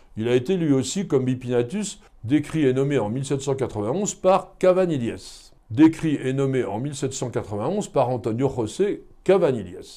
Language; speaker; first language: French; native; French